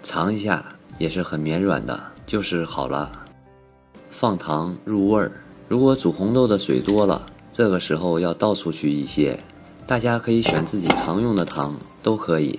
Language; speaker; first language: Chinese; native; Chinese